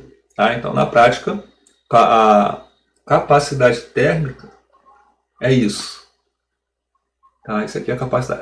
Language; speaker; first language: Portuguese; native; Portuguese